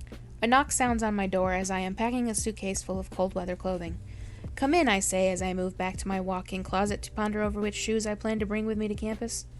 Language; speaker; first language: English; native; English